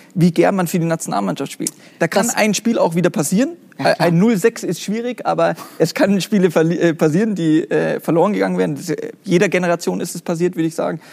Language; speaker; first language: German; native; German